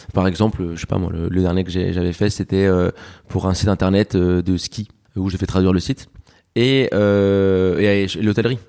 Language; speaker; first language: French; early bilingual, other home language; Spanish